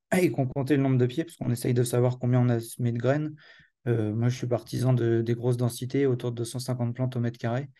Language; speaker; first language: French; native; French